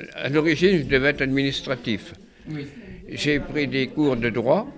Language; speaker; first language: French; native; French